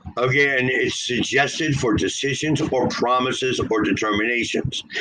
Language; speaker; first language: English; native; English